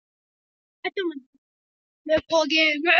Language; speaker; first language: French; non-native, local second language; Morisyen